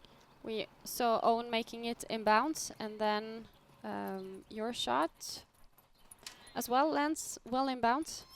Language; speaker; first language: English; non-native, fluent; Norwegian